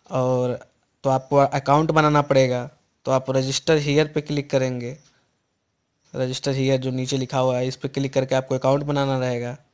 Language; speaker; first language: Hindi; native; Hindi